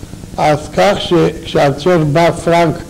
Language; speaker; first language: Hebrew; non-native, fluent; Romanian